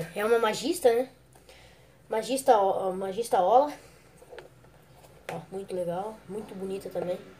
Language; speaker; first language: Portuguese; native; Portuguese